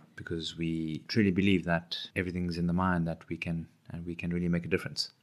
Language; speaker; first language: English; native; English